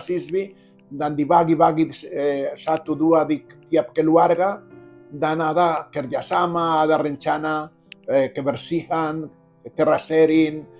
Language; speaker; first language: Indonesian; non-native, fluent; Spanish